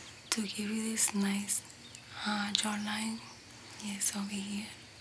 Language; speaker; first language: English; non-native, fluent; Spanish